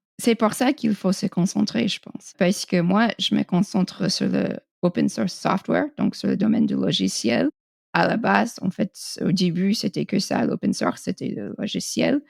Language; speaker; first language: French; non-native, fluent; English